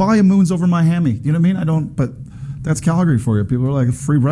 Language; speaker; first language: English; native; English